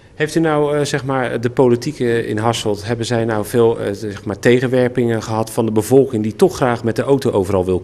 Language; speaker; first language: Dutch; native; Dutch